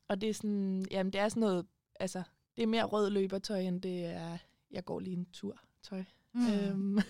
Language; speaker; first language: Danish; native; Danish